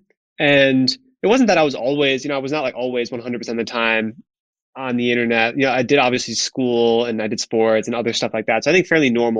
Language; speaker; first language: English; native; English